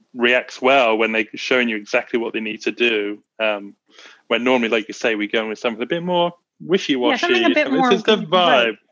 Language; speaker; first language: English; native; English